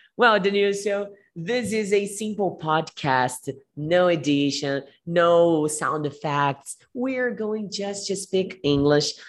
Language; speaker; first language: English; non-native, fluent; Portuguese